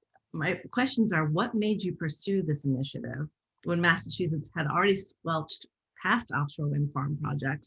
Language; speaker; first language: English; native; English